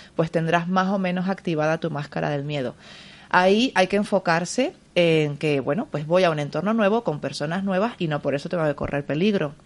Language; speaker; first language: Spanish; native; Spanish